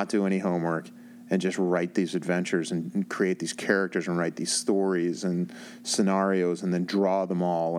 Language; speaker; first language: English; native; English